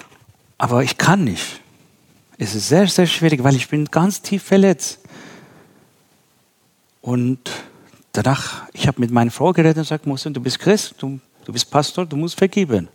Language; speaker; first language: German; non-native, learner; Persian